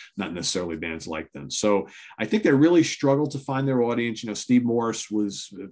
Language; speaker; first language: English; native; English